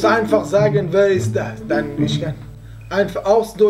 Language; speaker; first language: German; non-native, learner; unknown